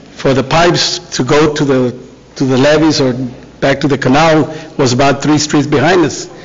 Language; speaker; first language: English; native; English